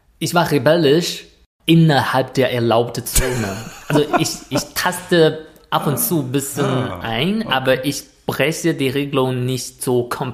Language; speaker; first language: German; non-native, fluent; Chinese